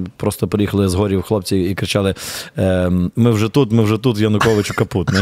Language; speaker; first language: Ukrainian; native; Ukrainian